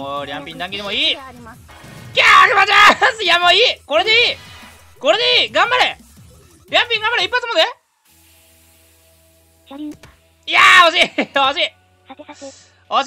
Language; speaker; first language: Japanese; native; Japanese